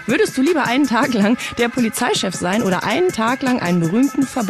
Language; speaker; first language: German; native; German